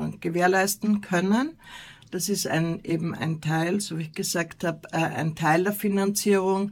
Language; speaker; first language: German; native; German